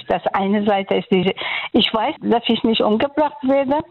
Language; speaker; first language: German; non-native, fluent; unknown